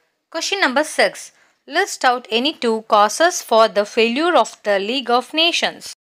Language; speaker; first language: English; non-native, local second language; Tamil